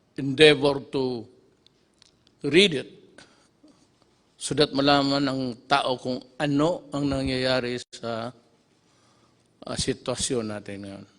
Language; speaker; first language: Filipino; non-native, local second language; Cebuano